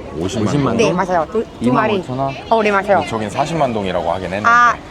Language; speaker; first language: Korean; native; Korean